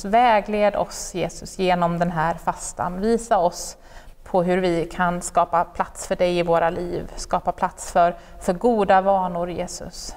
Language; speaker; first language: Swedish; native; Swedish